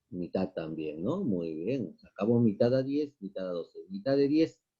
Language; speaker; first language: Spanish; native; Spanish